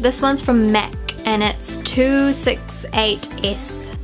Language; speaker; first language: English; early bilingual, other home language; Sinhala